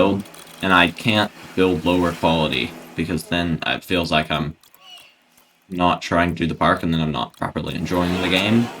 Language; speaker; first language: English; native; English